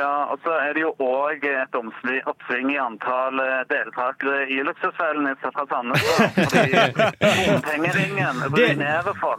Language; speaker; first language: Norwegian; native; Norwegian